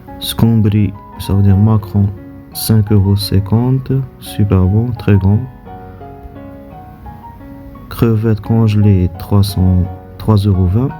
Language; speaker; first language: French; non-native, local second language; Arabic